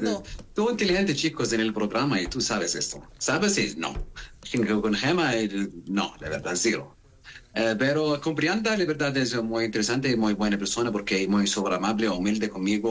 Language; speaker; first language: Spanish; non-native, learner; Arabic